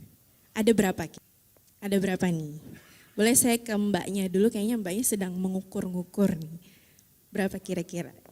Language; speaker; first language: Indonesian; native; Indonesian